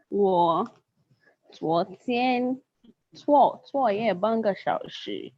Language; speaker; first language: Chinese; non-native, learner; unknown